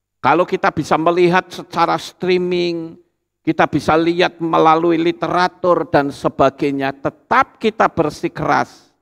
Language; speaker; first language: Indonesian; native; Indonesian